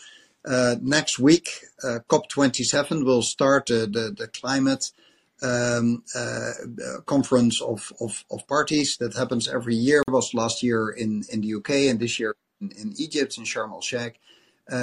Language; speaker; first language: English; non-native, fluent; Dutch